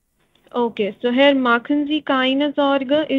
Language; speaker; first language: German; non-native, learner; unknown